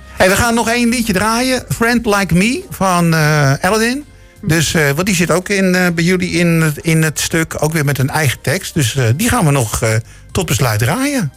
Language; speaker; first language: Dutch; native; Dutch